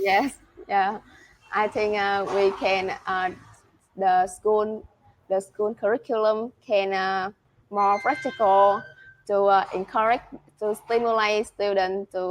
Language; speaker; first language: English; non-native, learner; Vietnamese